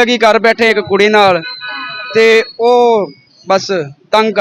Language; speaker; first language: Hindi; non-native, local second language; Punjabi